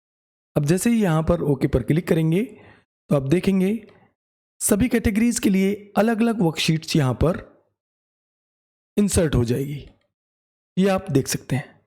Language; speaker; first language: Hindi; native; Hindi